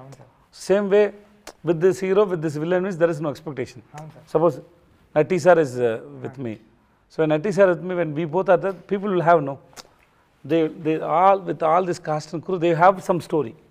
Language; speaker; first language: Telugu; non-native, learner; Tamil